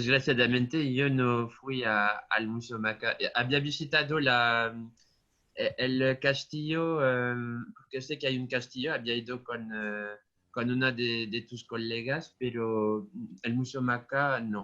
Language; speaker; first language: Spanish; non-native, fluent; French